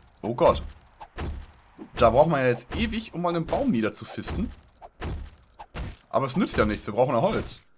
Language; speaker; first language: German; native; German